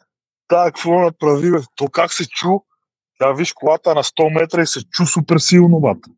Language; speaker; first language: Bulgarian; native; Bulgarian